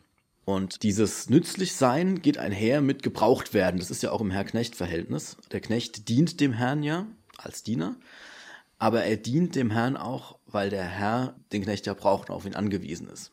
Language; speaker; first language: German; native; German